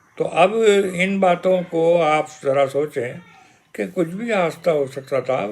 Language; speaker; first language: Urdu; native; Urdu